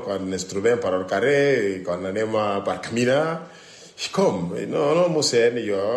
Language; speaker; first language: Catalan; non-native, learner; French